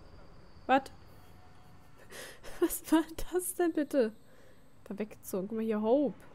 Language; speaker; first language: German; native; German